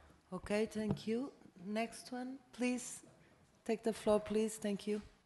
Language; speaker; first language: English; non-native, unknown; Portuguese